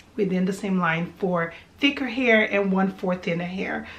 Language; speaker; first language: English; early bilingual, other home language; Portuguese